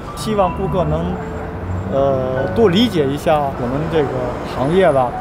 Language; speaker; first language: Chinese; non-native, fluent; Hebrew